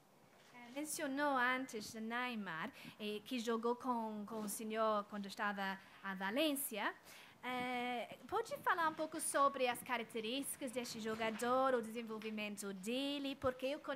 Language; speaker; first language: Portuguese; non-native, fluent; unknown